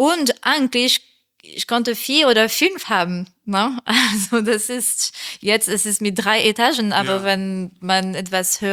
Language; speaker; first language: German; non-native, learner; French